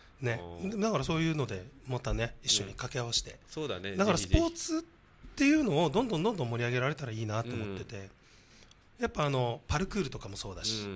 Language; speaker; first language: Japanese; native; Japanese